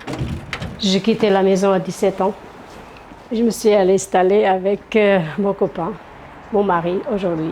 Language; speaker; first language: French; non-native, fluent; Portuguese